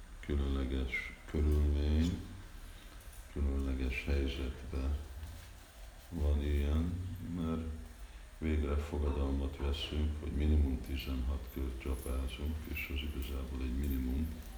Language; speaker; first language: Hungarian; early bilingual, heritage; Hungarian